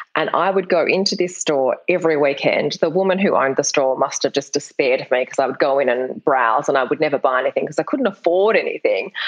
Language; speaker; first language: English; native; English